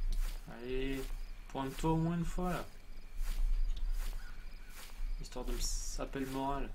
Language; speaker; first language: French; native; French